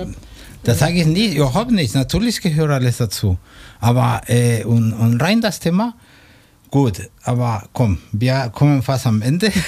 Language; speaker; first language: German; non-native, fluent; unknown